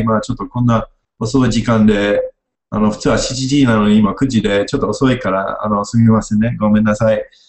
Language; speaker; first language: Japanese; non-native, fluent; English